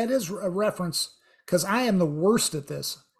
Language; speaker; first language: English; native; English